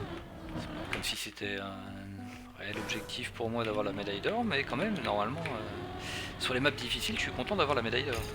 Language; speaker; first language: French; native; French